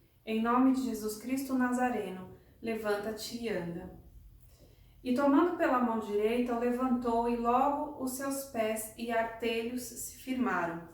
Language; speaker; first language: Portuguese; native; Portuguese